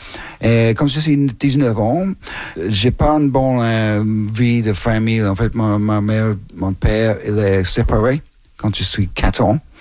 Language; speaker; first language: French; non-native, learner; English